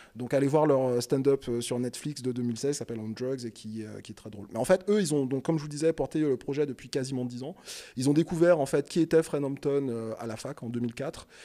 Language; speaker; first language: French; native; French